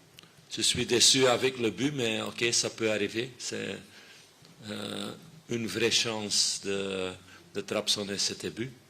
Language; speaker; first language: French; non-native, fluent; Dutch